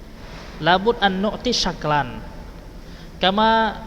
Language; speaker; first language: Arabic; non-native, fluent; Indonesian